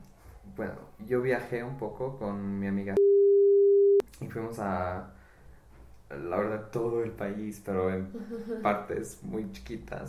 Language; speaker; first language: Spanish; non-native, fluent; English